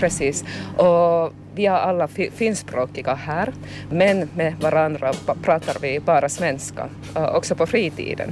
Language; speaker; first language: Swedish; non-native, fluent; Finnish